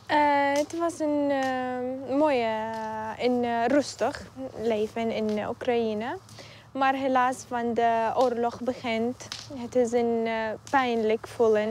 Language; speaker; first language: Dutch; non-native, learner; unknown